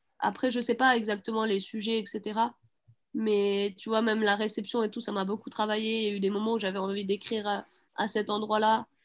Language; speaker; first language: French; early bilingual, other home language; Arabic